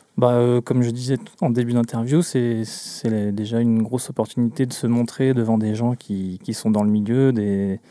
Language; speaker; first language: French; native; French